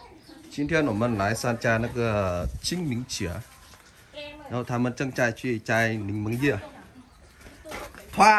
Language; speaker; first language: Chinese; non-native, fluent; Vietnamese